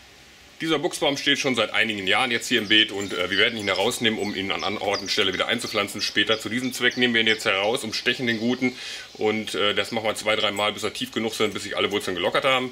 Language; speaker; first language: German; native; German